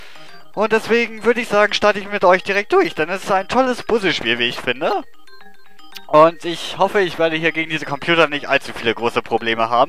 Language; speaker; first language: German; native; German